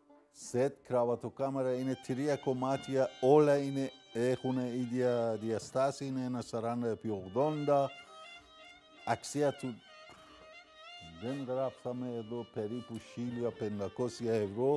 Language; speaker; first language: Greek; non-native, learner; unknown